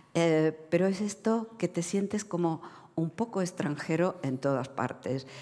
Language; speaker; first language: Spanish; non-native, fluent; Czech